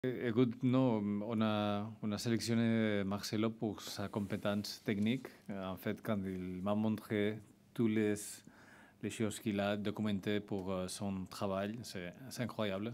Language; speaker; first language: French; non-native, fluent; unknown